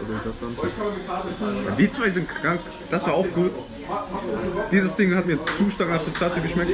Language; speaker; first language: German; native; German